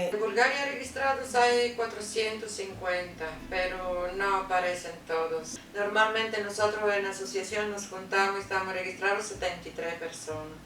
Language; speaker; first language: Spanish; non-native, learner; Bulgarian